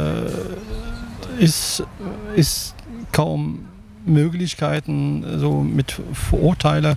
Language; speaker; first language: German; non-native, fluent; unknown